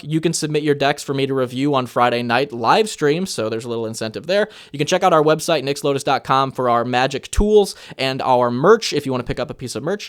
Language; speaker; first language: English; native; English